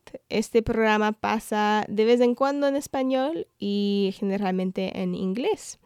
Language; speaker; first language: Spanish; non-native, fluent; English